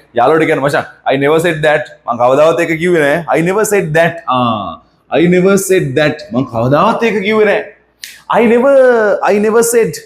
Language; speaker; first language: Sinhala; native; Sinhala